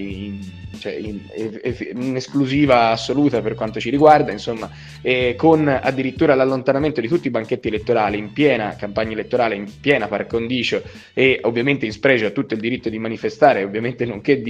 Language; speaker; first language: Italian; native; Italian